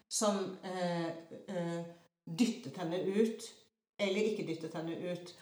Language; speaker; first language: Norwegian; early bilingual, other home language; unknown